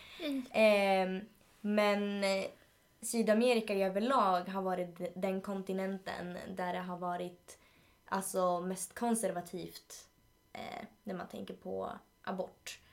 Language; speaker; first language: Swedish; early bilingual, other home language; Spanish